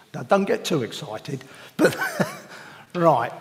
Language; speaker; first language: English; native; English